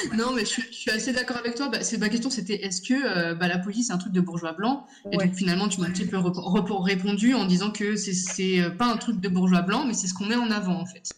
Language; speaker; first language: French; native; French